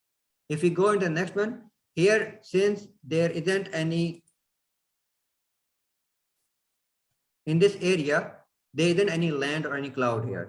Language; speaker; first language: English; non-native, fluent; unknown